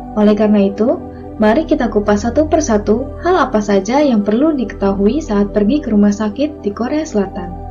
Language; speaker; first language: Indonesian; native; Indonesian